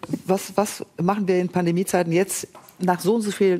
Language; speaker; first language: German; native; German